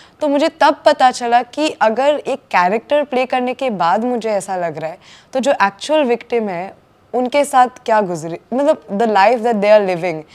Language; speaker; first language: Hindi; non-native, local second language; Assamese